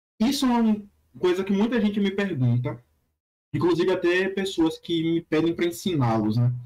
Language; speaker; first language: Portuguese; native; Portuguese